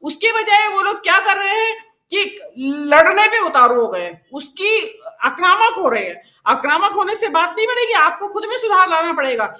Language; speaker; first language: Hindi; native; Hindi